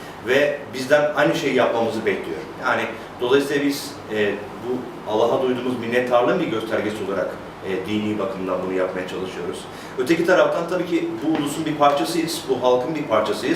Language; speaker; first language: Turkish; native; Turkish